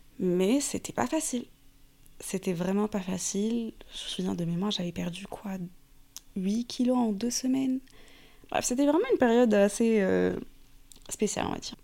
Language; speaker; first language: French; non-native, fluent; Arabic